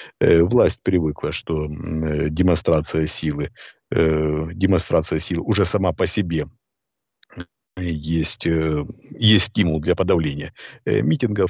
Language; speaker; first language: Russian; native; Russian